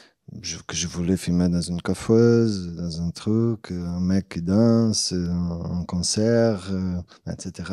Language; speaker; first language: French; non-native, fluent; Portuguese